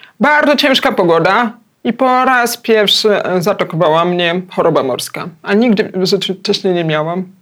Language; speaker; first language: Polish; early bilingual, heritage; Polish